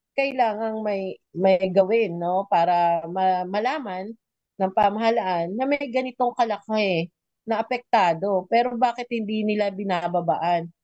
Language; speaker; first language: Filipino; native; Filipino